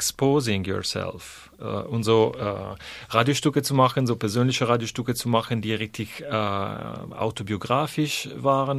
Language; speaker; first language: German; non-native, fluent; Italian